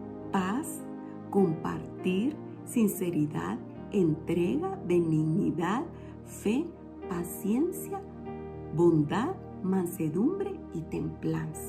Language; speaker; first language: Spanish; native; Spanish